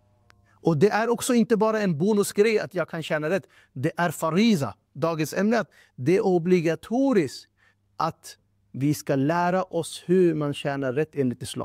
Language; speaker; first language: Swedish; non-native, fluent; Urdu